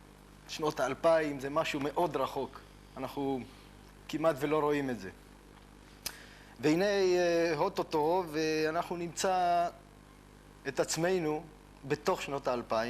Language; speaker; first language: Hebrew; native; Hebrew